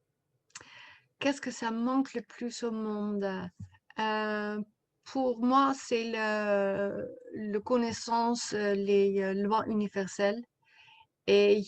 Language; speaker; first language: French; non-native, fluent; Dutch